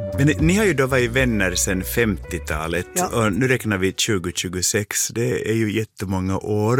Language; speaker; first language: Swedish; native; Swedish